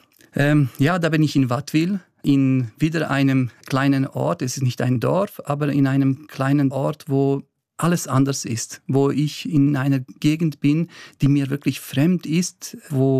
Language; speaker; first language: German; early bilingual, other home language; Bosnian